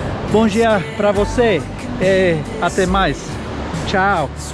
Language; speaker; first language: Portuguese; non-native, learner; Punjabi